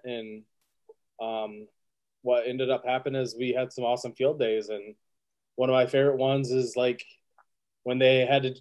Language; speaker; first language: English; native; English